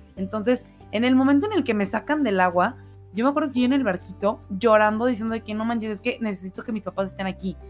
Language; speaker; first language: Spanish; native; Spanish